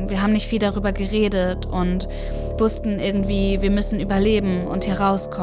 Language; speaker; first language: German; early bilingual, other home language; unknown